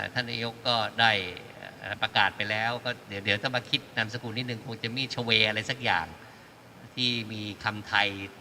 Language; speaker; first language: Thai; native; Thai